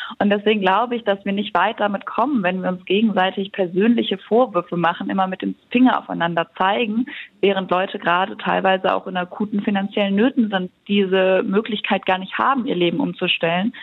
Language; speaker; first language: German; native; German